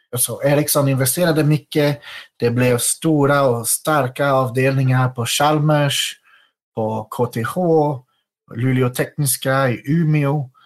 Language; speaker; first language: Swedish; non-native, fluent; French